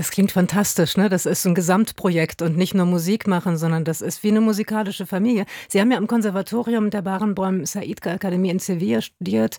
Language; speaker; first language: German; native; German